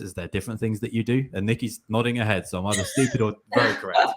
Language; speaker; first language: English; native; English